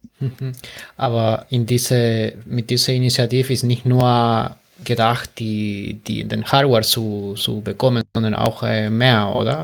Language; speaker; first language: German; non-native, fluent; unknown